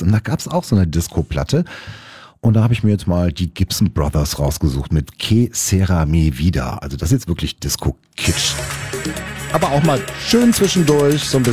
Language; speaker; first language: German; native; German